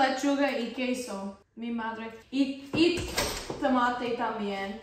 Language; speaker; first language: Spanish; non-native, learner; English